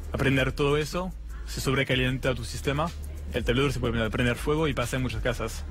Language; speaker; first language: Spanish; non-native, fluent; French